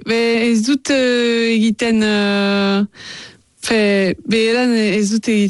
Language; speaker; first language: Basque; non-native, local second language; French